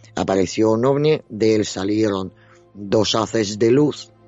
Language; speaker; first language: Spanish; non-native, fluent; Russian